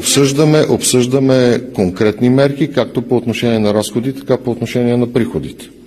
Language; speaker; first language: Bulgarian; native; Bulgarian